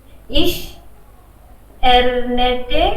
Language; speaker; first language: German; non-native, learner; Hindi